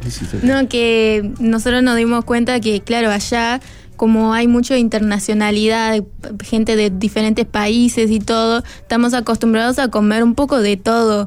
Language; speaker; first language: Spanish; early bilingual, heritage; Spanish